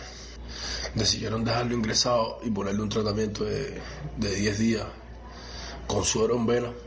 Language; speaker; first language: Spanish; native; Spanish